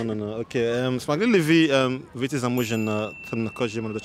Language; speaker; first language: Russian; non-native, learner; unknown